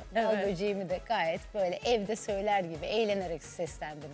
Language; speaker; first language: Turkish; native; Turkish